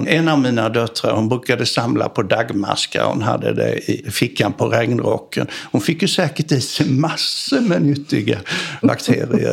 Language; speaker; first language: Swedish; native; Swedish